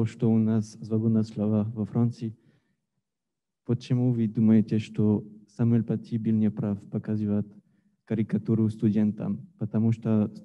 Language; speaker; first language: Russian; non-native, learner; French